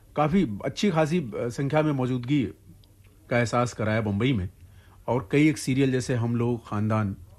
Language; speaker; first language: Hindi; native; Hindi